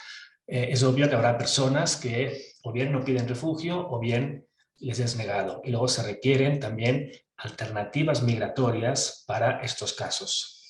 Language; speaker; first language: Spanish; native; Spanish